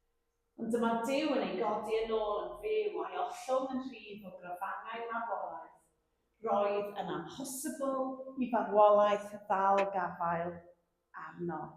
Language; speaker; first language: Welsh; native; Welsh